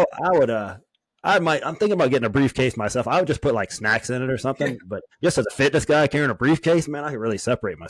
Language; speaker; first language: English; native; English